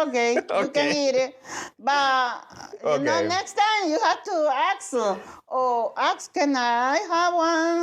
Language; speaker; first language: English; non-native, learner; Spanish